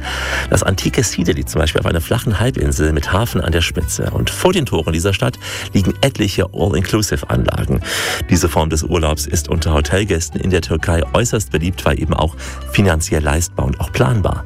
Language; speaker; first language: German; native; German